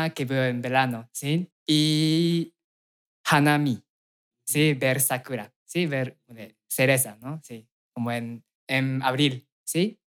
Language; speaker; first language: Spanish; non-native, fluent; Japanese